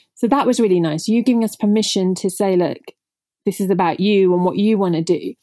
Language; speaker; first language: English; non-native, local second language; Punjabi